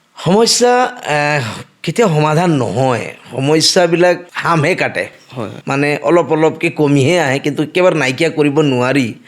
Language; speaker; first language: Assamese; non-native, local second language; Sadri